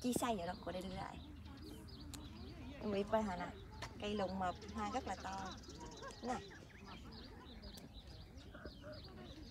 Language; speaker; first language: Japanese; non-native, learner; Vietnamese